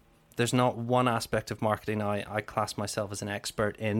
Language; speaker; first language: English; native; English